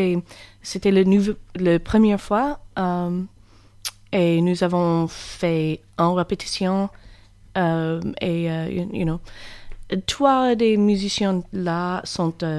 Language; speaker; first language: French; non-native, learner; English